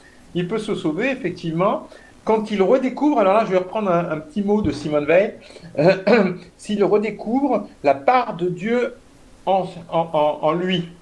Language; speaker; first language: French; native; French